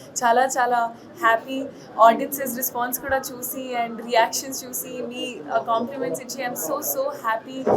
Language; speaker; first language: Telugu; non-native, fluent; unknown